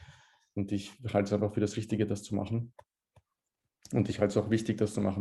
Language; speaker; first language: German; early bilingual, other home language; Bosnian